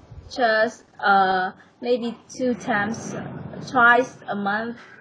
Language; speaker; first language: English; non-native, learner; Vietnamese